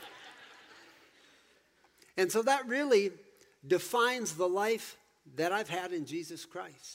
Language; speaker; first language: English; native; English